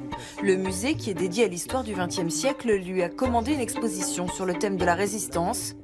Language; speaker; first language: French; native; French